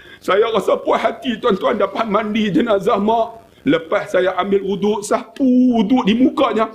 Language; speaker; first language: Malay; native; Malay